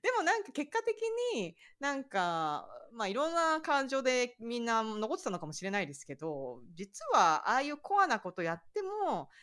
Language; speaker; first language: Japanese; native; Japanese